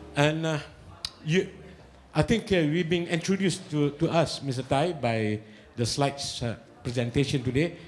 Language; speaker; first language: English; non-native, local second language; Malay